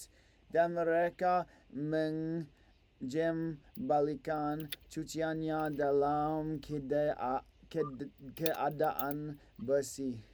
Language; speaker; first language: Indonesian; non-native, learner; English